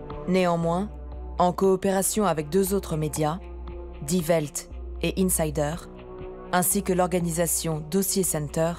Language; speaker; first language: French; native; French